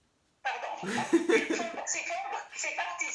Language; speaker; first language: French; non-native, fluent; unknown